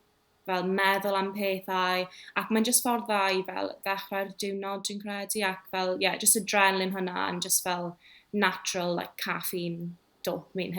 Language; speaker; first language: Welsh; non-native, local second language; English